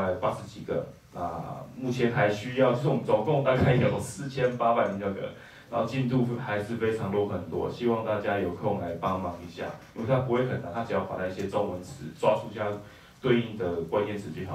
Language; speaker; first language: Chinese; native; Chinese